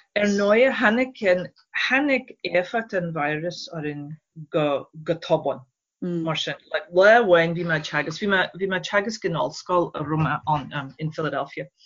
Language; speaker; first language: Irish; non-native, fluent; English